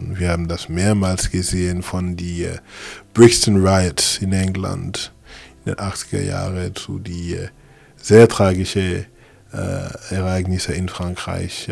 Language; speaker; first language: German; non-native, fluent; French